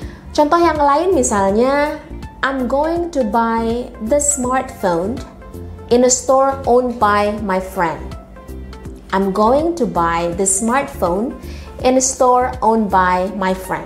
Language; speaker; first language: English; non-native, fluent; Indonesian